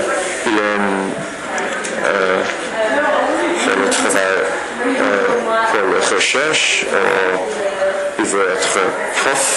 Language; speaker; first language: French; non-native, learner; English